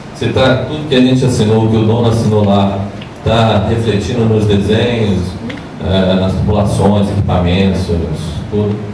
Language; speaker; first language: Portuguese; native; Portuguese